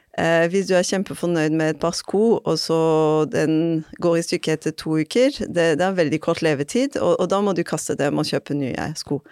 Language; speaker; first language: Norwegian; non-native, fluent; French